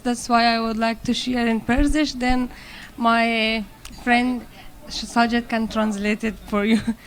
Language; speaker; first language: English; non-native, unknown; Persian